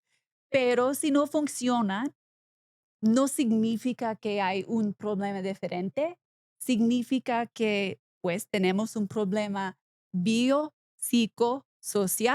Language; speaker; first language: Spanish; non-native, learner; English